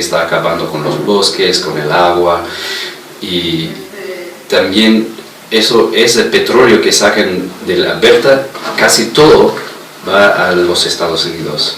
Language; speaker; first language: Spanish; non-native, fluent; English